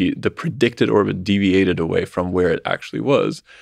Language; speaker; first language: English; early bilingual, other home language; Russian